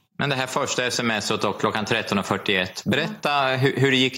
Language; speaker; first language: Swedish; native; Swedish